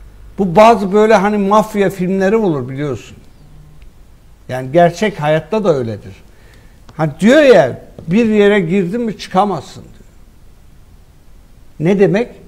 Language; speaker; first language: Turkish; native; Turkish